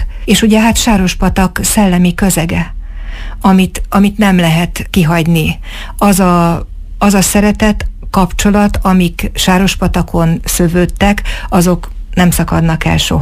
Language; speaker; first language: Hungarian; native; Hungarian